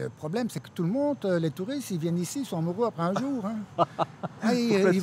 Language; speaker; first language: French; native; French